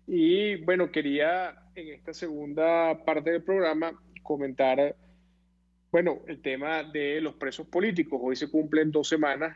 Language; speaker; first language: Spanish; native; Spanish